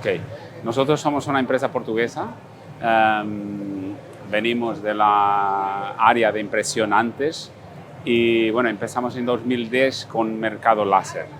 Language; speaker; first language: Spanish; non-native, fluent; Portuguese